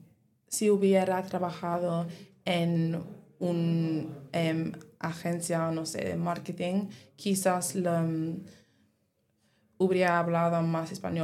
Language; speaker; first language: Spanish; non-native, learner; English